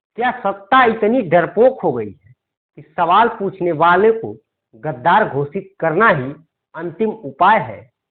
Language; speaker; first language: Hindi; native; Hindi